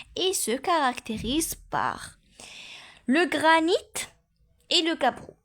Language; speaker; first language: French; non-native, local second language; Arabic